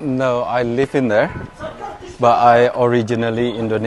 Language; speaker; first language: English; non-native, learner; Indonesian